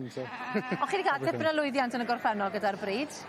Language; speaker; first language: Welsh; native; Welsh